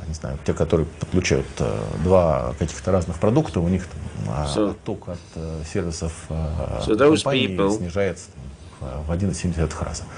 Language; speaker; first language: Russian; native; Russian